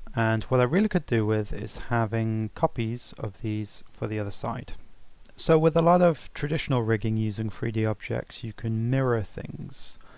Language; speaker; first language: English; native; English